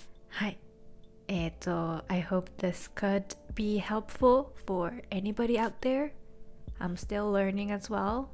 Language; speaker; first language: English; non-native, fluent; Japanese